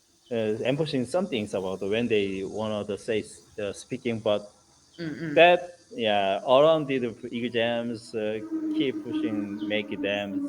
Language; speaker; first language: English; non-native, learner; Korean